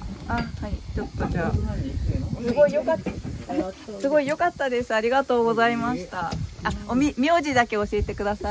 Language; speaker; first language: Japanese; native; Japanese